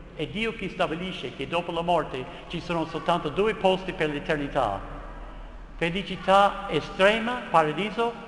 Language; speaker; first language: Italian; non-native, fluent; English